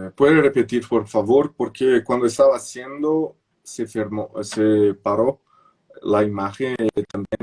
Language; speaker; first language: Spanish; non-native, fluent; Portuguese